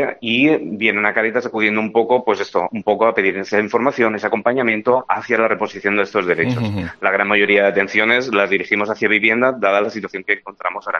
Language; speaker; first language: Spanish; native; Spanish